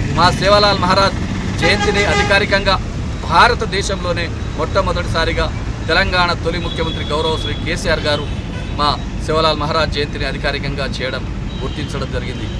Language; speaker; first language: Telugu; non-native, local second language; Lambadi